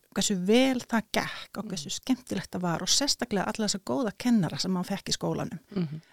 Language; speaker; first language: Icelandic; non-native, fluent; Finnish